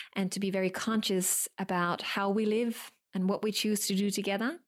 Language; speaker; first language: English; non-native, fluent; Danish